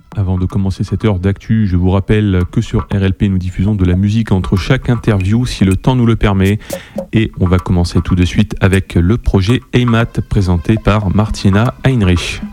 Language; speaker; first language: French; native; French